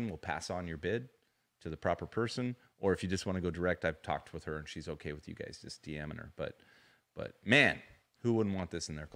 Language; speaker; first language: English; native; English